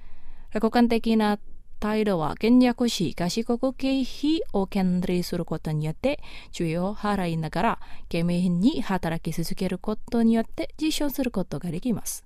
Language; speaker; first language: Japanese; non-native, fluent; Indonesian